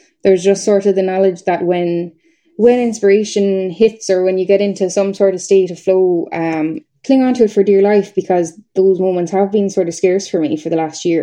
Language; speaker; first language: English; native; English